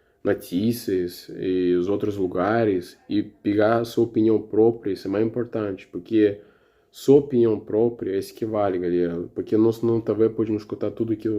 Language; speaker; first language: Portuguese; non-native, learner; Russian